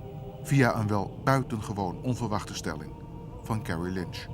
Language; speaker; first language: Dutch; native; Dutch